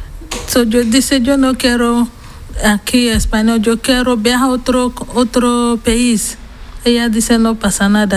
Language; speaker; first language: Spanish; non-native, learner; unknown